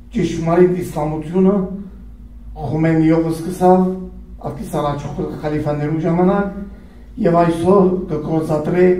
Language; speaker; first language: Armenian; early bilingual, heritage; Armenian